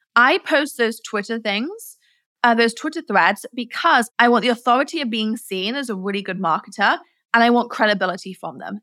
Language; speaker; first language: English; native; English